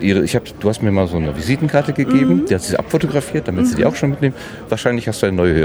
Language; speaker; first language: German; native; German